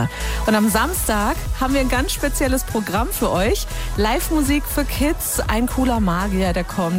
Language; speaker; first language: German; native; German